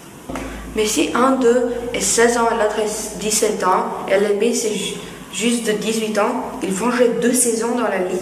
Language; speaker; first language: French; non-native, learner; Lithuanian